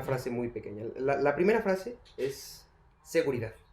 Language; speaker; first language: Spanish; native; Spanish